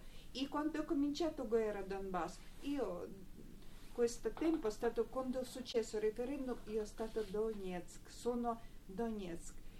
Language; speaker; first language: Italian; non-native, learner; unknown